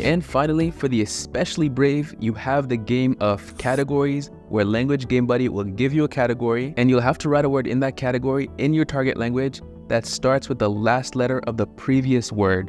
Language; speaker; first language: English; native; English